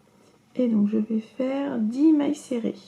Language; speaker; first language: French; native; French